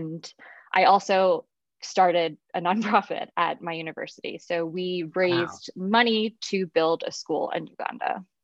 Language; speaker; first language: English; native; English